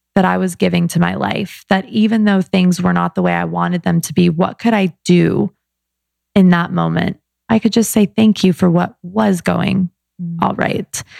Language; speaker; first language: English; native; English